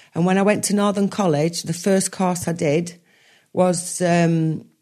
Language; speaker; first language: English; native; English